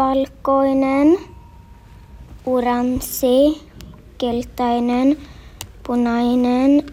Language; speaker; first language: Finnish; non-native, learner; Swedish